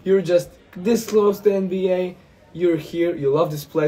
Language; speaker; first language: English; non-native, fluent; Polish